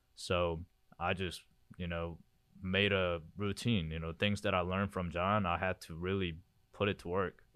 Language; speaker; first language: English; early bilingual, other home language; Korean